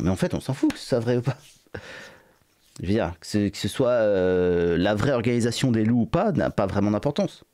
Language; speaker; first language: French; native; French